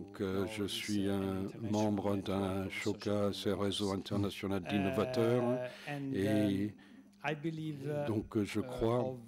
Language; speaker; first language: French; non-native, fluent; Italian